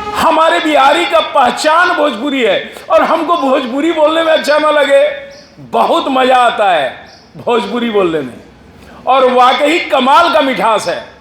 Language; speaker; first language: Hindi; non-native, local second language; Bhojpuri